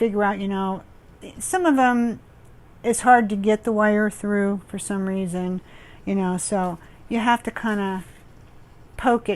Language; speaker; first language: English; native; English